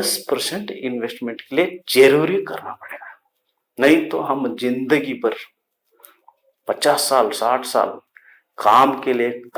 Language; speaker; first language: Hindi; non-native, local second language; Kannada